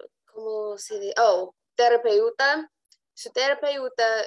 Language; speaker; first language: Spanish; non-native, learner; English